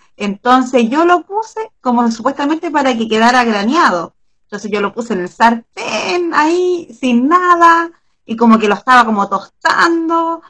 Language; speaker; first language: Spanish; native; Spanish